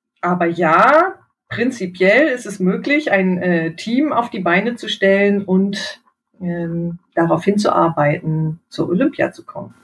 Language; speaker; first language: German; native; German